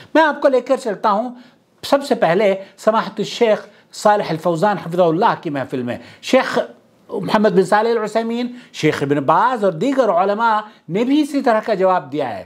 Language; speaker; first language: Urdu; native; Urdu